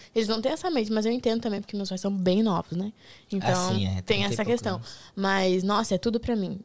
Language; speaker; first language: Portuguese; native; Portuguese